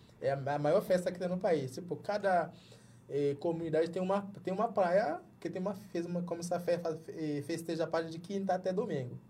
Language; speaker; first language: Portuguese; non-native, fluent; Jamaican Creole English